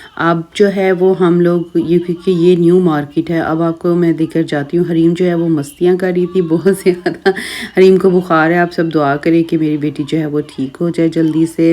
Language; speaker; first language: Urdu; native; Urdu